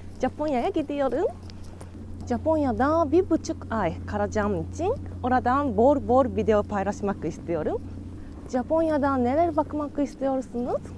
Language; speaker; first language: Turkish; non-native, learner; Japanese